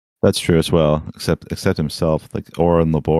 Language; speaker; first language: English; native; English